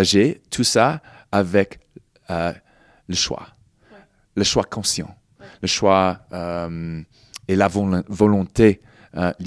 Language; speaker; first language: French; non-native, fluent; English